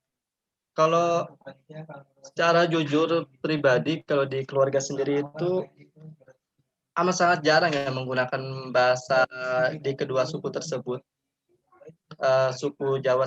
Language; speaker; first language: Indonesian; non-native, local second language; Javanese